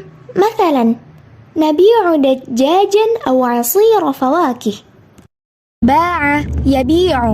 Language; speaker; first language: Arabic; non-native, learner; Indonesian